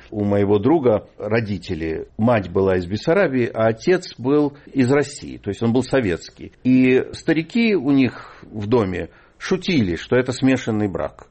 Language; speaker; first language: Russian; native; Russian